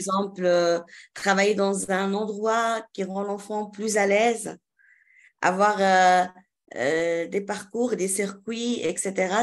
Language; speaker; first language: French; non-native, local second language; Arabic